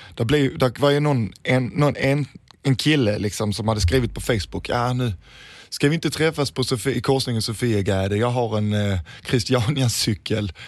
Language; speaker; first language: Swedish; early bilingual, other home language; Danish